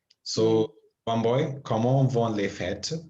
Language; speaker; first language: French; non-native, fluent; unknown